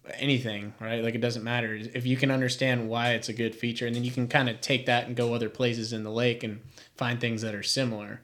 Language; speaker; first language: English; native; English